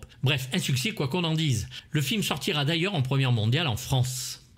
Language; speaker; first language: French; native; French